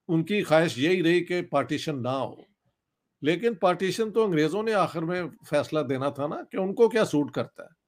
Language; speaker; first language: Urdu; non-native, local second language; Punjabi